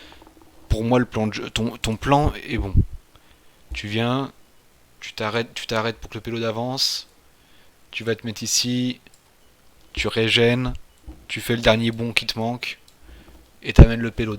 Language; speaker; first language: French; native; French